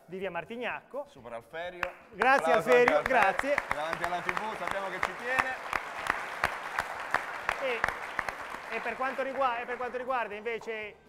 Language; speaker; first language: Italian; native; Italian